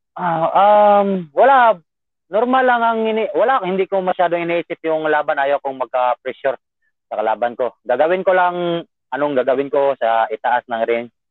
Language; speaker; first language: Filipino; non-native, local second language; Cebuano